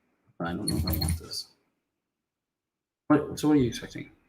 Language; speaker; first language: English; native; English